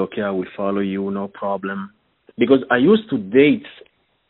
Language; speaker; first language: English; non-native, fluent; French